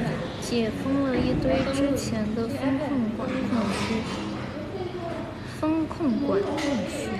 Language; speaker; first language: Chinese; native; Chinese